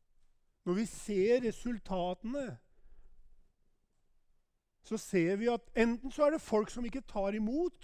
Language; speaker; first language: Norwegian; non-native, fluent; Albanian